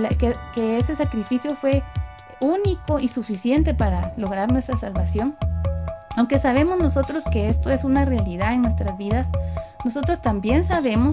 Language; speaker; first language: Spanish; native; Spanish